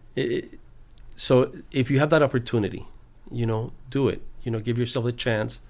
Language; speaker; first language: English; early bilingual, other home language; Spanish